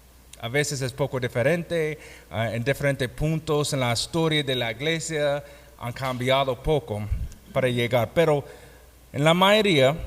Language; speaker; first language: Spanish; non-native, fluent; English